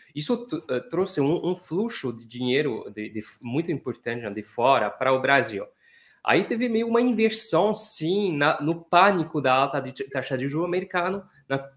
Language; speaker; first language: Portuguese; non-native, fluent; French